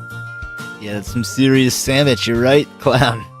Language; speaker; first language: English; native; English